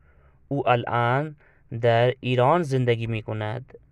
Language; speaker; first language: Persian; non-native, fluent; Urdu